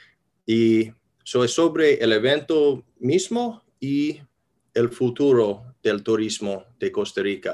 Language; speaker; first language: Spanish; non-native, fluent; English